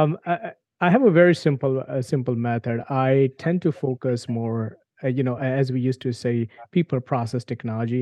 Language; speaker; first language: English; non-native, local second language; Gujarati